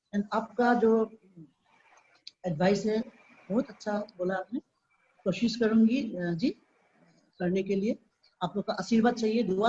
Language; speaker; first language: Hindi; non-native, local second language; Assamese